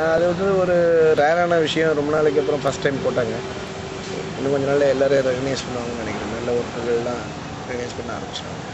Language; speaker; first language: Tamil; non-native, local second language; Malayalam